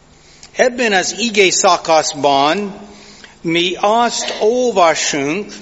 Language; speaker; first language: Hungarian; non-native, fluent; English